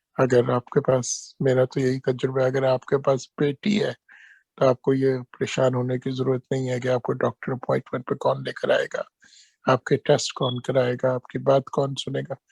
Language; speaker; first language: Urdu; non-native, local second language; Punjabi